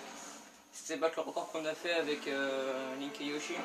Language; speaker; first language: French; native; French